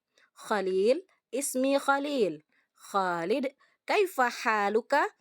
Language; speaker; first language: Arabic; non-native, fluent; Indonesian